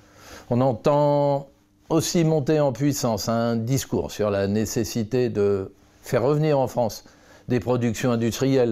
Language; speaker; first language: French; native; French